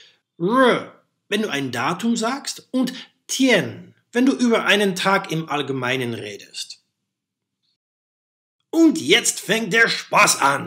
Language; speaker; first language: German; non-native, fluent; Dutch